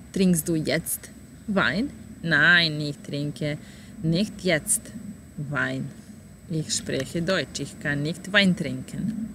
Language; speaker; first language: German; non-native, fluent; Serbian